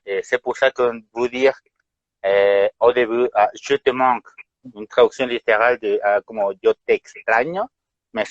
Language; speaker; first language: French; non-native, fluent; Spanish